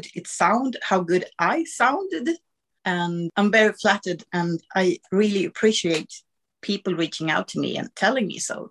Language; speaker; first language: English; non-native, fluent; Swedish